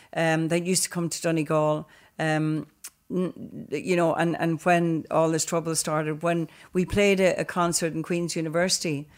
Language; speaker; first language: English; native; English